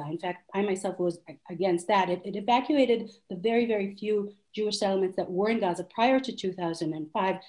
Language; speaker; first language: English; non-native, fluent; Hebrew